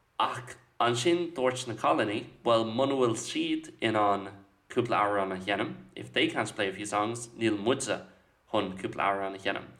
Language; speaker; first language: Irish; non-native, local second language; English